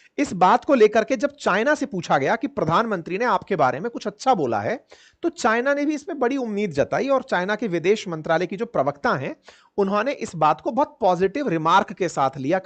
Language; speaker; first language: Hindi; native; Hindi